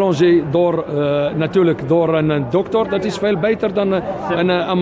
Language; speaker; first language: Dutch; non-native, fluent; Arabic